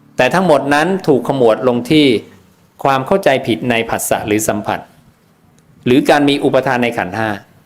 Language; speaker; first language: Thai; native; Thai